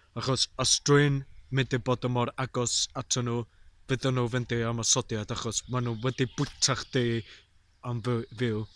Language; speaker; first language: Welsh; non-native, local second language; English